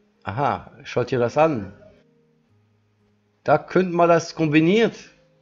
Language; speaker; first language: German; non-native, learner; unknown